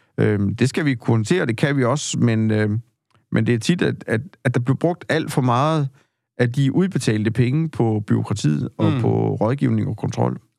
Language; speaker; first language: Danish; native; Danish